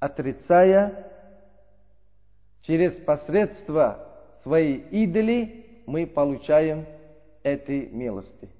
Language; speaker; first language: Russian; non-native, learner; Uzbek